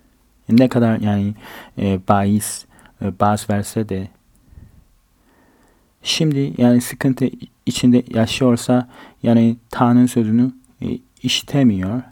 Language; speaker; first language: Turkish; non-native, fluent; Korean